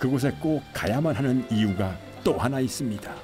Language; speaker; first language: Korean; native; Korean